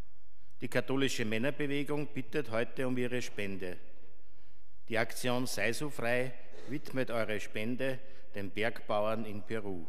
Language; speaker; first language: German; native; German